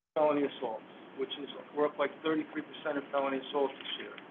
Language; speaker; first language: English; native; English